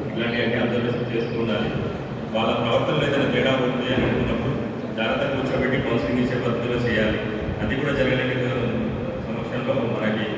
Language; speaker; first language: Telugu; native; Telugu